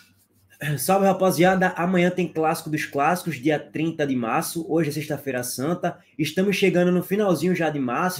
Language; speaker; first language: Portuguese; native; Portuguese